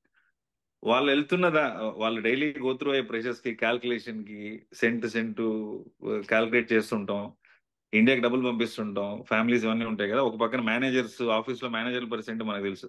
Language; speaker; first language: Telugu; native; Telugu